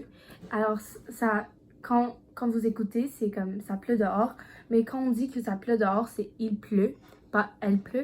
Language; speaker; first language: French; non-native, learner; English